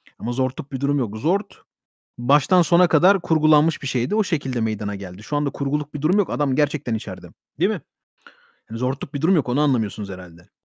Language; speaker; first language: Turkish; early bilingual, heritage; Turkish